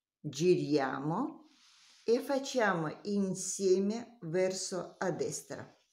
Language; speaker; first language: Italian; non-native, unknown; Russian